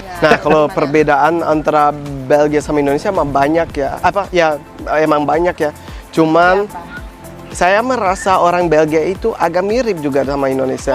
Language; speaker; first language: Indonesian; non-native, fluent; Dutch